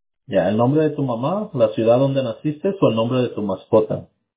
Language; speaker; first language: Spanish; early bilingual, heritage; Spanish